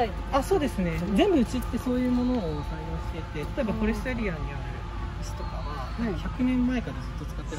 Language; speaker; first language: Japanese; native; Japanese